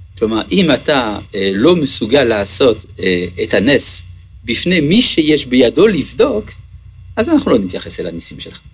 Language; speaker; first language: Hebrew; early bilingual, other home language; French